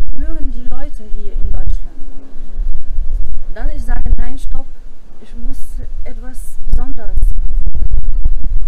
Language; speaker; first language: German; non-native, learner; Arabic